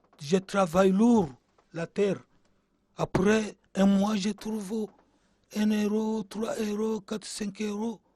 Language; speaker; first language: French; non-native, learner; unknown